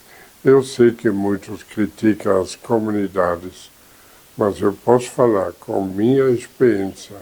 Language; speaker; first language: Portuguese; non-native, fluent; German